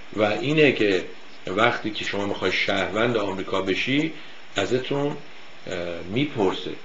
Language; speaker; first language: Persian; native; Persian